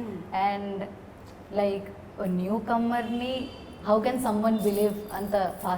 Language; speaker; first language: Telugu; non-native, learner; Malayalam